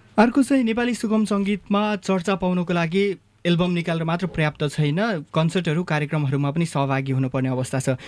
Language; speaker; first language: Nepali; native; Nepali